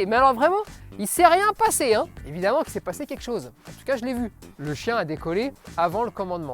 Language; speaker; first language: French; native; French